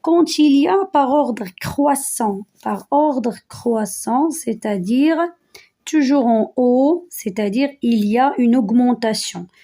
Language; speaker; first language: French; non-native, local second language; Arabic